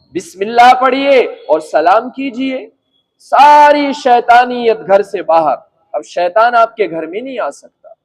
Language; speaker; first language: Urdu; native; Urdu